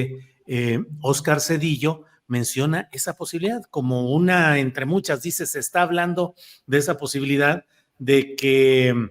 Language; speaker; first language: Spanish; native; Spanish